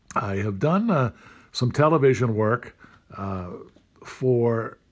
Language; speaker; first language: English; native; English